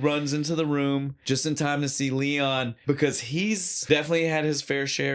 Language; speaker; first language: English; native; English